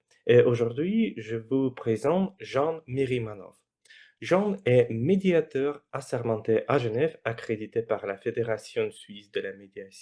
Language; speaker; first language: French; non-native, fluent; Russian